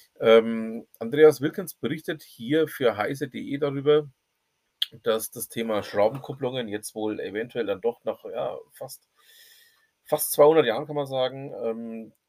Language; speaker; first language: German; native; German